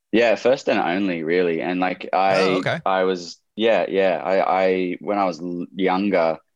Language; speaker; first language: English; native; English